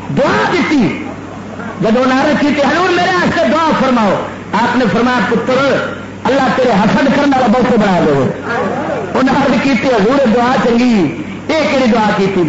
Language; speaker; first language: Urdu; native; Urdu